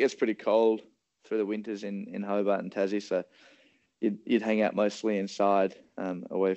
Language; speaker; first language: English; native; English